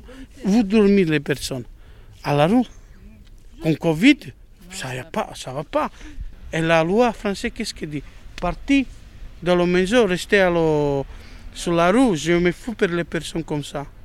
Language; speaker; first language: French; non-native, learner; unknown